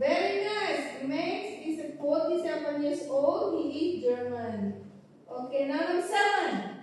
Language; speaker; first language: English; non-native, fluent; Indonesian